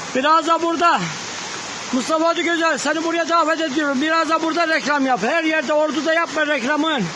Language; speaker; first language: Turkish; native; Turkish